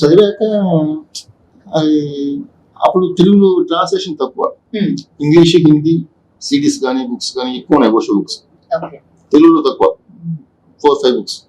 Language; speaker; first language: Telugu; native; Telugu